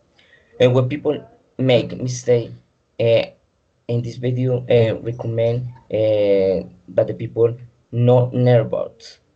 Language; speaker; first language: English; non-native, learner; Spanish